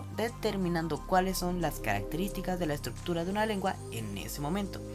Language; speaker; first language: Spanish; native; Spanish